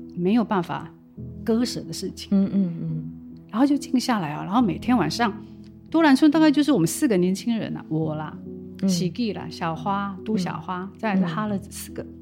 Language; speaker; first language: Chinese; non-native, local second language; Amis